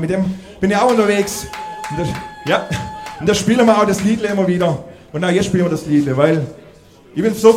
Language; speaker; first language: German; native; German